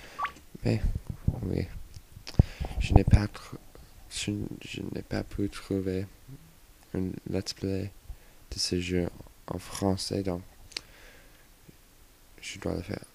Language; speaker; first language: French; non-native, learner; English